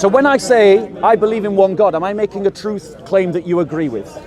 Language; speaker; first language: English; native; English